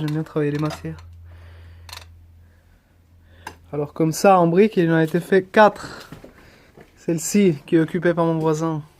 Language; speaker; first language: French; early bilingual, other home language; Spanish